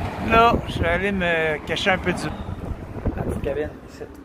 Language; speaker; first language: French; native; French